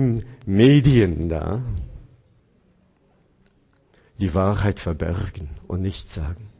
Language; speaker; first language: German; non-native, fluent; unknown